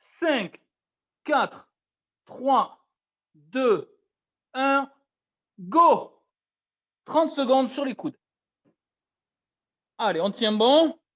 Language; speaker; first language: French; native; French